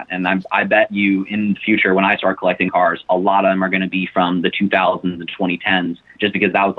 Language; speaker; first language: English; native; English